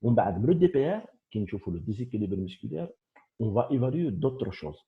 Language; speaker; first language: French; non-native, local second language; Arabic